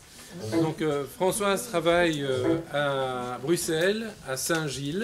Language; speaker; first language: French; native; French